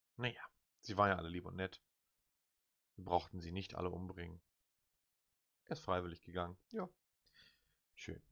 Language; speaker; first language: German; native; German